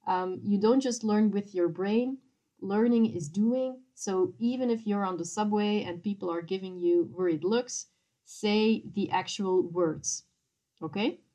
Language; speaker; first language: English; non-native, fluent; Dutch